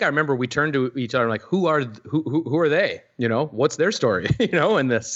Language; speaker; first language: English; native; English